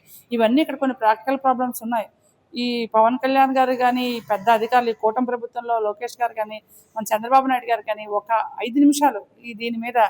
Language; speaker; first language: Telugu; native; Telugu